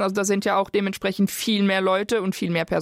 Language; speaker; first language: German; non-native, local second language; Luxembourgish